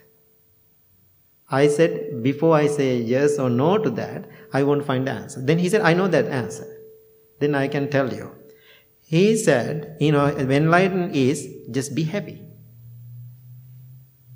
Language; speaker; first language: English; non-native, local second language; Sinhala